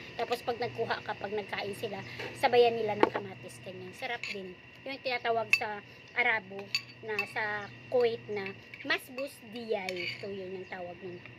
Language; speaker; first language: Filipino; non-native, local second language; Hiligaynon